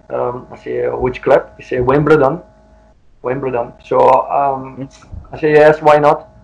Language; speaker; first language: English; non-native, learner; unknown